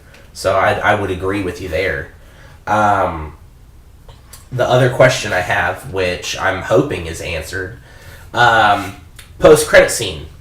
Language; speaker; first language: English; native; English